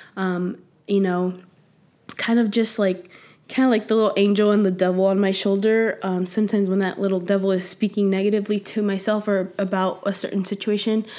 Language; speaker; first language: English; early bilingual, other home language; Spanish